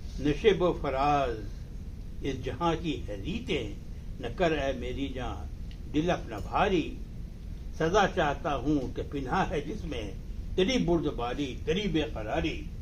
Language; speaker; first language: Urdu; native; Urdu